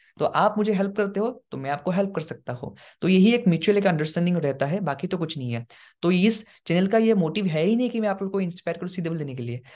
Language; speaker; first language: Hindi; non-native, local second language; Assamese